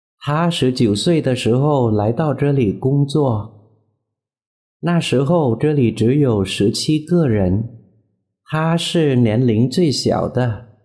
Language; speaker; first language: Chinese; non-native, fluent; Vietnamese